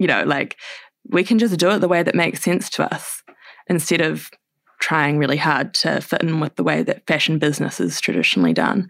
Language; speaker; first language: English; native; English